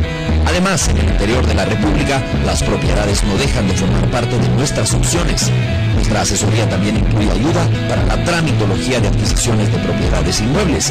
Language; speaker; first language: Spanish; native; Spanish